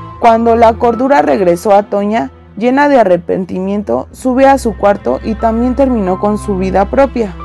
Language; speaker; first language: Spanish; native; Spanish